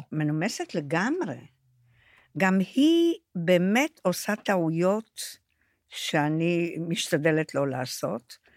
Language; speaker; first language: Hebrew; non-native, fluent; Romanian